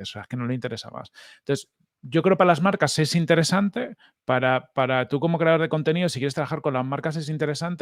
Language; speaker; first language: Spanish; native; Spanish